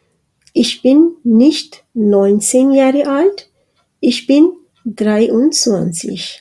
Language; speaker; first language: German; non-native, fluent; Urdu